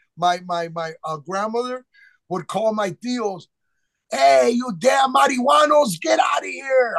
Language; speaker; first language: English; native; English